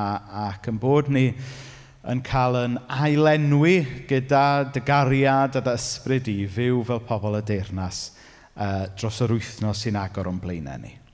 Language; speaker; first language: Welsh; native; Welsh